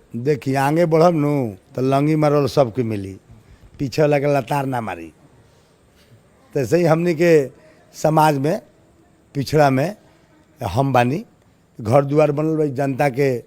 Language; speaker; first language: Bhojpuri; native; Bhojpuri